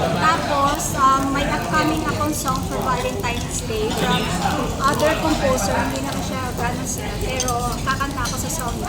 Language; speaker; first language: Filipino; non-native, local second language; Cebuano